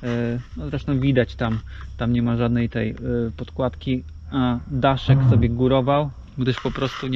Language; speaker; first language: Polish; native; Polish